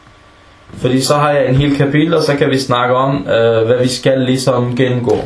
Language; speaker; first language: Danish; early bilingual, other home language; Arabic